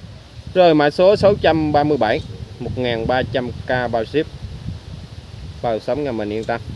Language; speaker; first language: Vietnamese; native; Vietnamese